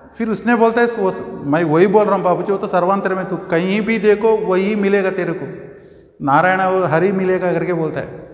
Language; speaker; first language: Hindi; non-native, local second language; Telugu